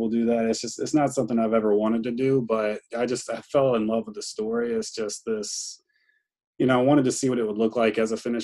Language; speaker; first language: English; native; English